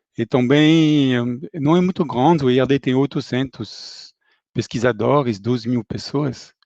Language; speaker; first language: Portuguese; non-native, fluent; French